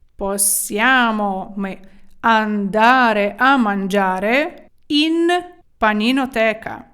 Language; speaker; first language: Italian; non-native, fluent; Ukrainian